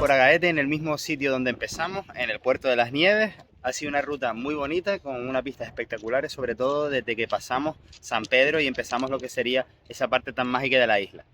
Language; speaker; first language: Spanish; native; Spanish